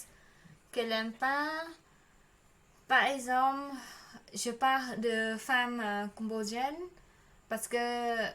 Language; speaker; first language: French; non-native, learner; Khmer